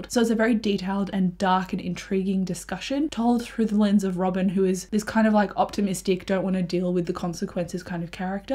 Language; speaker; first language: English; native; English